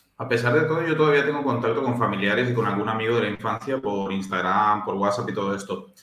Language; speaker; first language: Spanish; native; Spanish